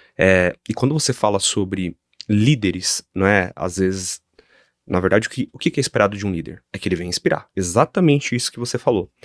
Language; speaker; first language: Portuguese; native; Portuguese